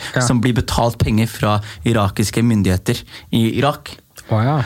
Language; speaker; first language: Norwegian; native; Norwegian